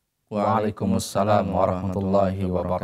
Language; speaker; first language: Indonesian; native; Indonesian